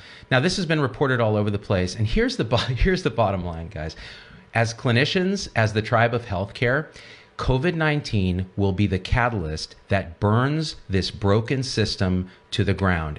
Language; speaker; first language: English; native; English